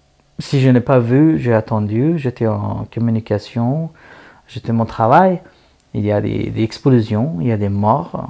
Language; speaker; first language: French; non-native, learner; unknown